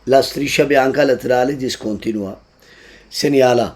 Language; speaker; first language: Italian; non-native, learner; Hindi